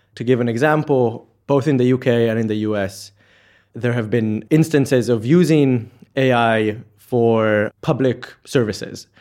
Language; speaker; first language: English; non-native, fluent; Hebrew